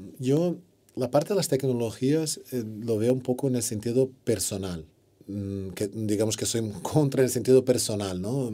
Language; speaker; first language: Spanish; non-native, fluent; Portuguese